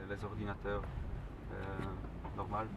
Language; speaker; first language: French; non-native, learner; Polish